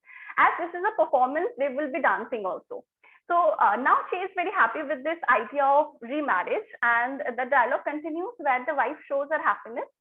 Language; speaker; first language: English; non-native, local second language; Bangla